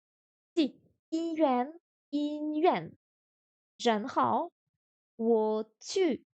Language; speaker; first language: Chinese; non-native, learner; French